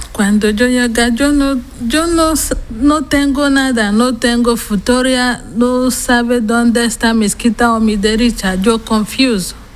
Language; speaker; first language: Spanish; non-native, learner; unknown